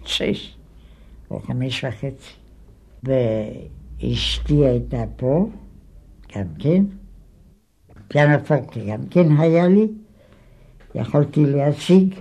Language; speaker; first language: Hebrew; non-native, fluent; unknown